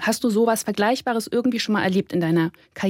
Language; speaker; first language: German; native; German